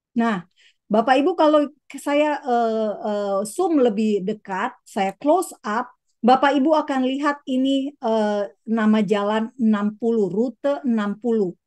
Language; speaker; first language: Indonesian; native; Indonesian